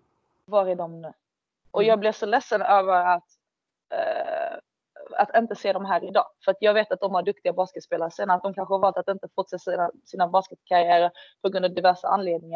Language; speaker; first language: Swedish; native; Swedish